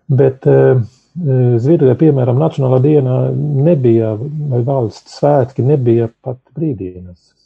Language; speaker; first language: Latvian; early bilingual, heritage; Latvian